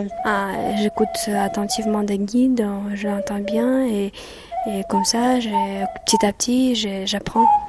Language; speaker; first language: French; non-native, fluent; Russian